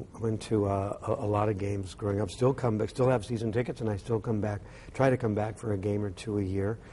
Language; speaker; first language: English; native; English